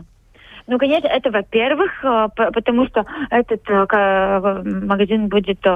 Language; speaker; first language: Russian; non-native, local second language; Latvian